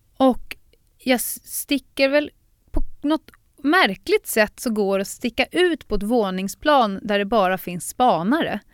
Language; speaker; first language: Swedish; native; Swedish